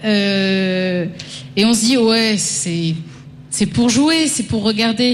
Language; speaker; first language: French; native; French